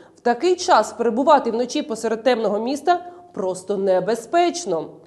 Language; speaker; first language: Ukrainian; native; Ukrainian